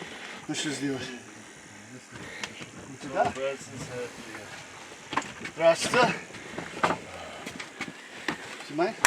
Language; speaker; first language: Russian; non-native, learner; English